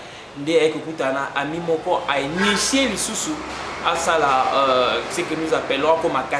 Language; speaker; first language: French; non-native, local second language; Lingala